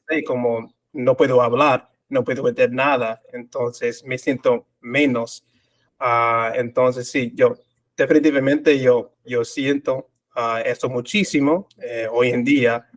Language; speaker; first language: Spanish; non-native, fluent; English